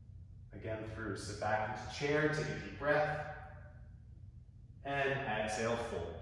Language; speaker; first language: English; native; English